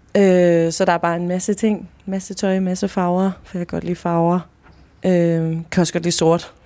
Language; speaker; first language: Danish; early bilingual, other home language; Spanish